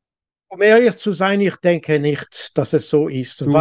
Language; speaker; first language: German; non-native, local second language; French